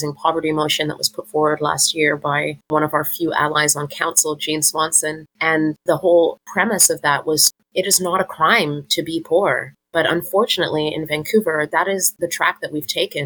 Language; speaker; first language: English; native; English